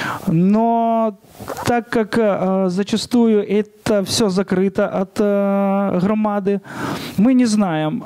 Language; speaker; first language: Russian; non-native, local second language; Ukrainian